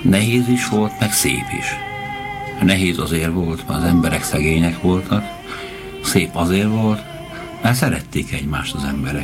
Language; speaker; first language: Hungarian; native; Hungarian